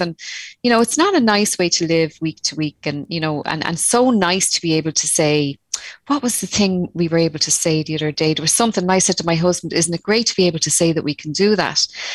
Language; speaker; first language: English; native; English